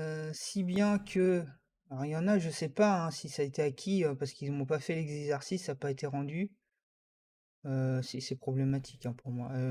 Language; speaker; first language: French; native; French